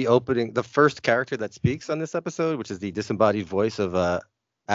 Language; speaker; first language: English; native; English